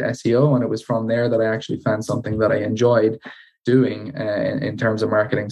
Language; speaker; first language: English; native; English